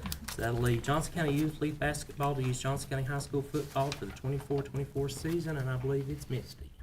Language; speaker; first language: English; native; English